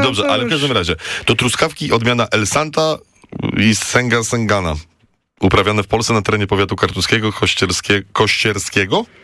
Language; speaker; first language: Polish; native; Polish